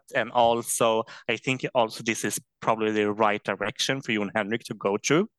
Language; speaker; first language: English; non-native, fluent; Swedish